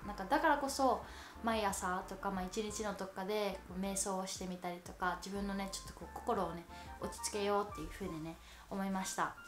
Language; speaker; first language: Japanese; native; Japanese